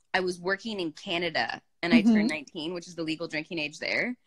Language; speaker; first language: English; native; English